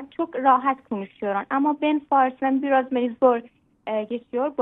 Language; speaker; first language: Turkish; non-native, learner; Persian